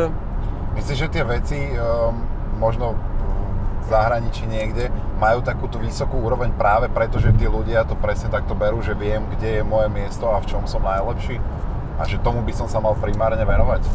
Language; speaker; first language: Slovak; native; Slovak